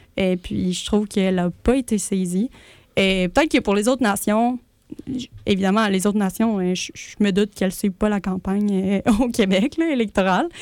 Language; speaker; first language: French; early bilingual, other home language; Spanish